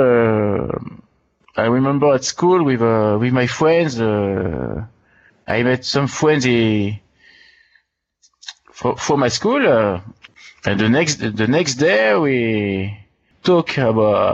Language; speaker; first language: English; non-native, learner; French